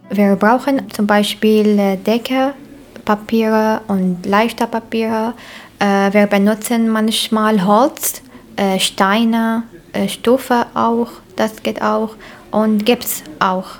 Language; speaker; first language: German; non-native, learner; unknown